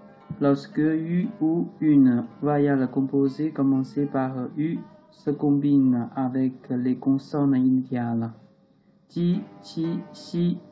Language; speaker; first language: French; non-native, learner; Chinese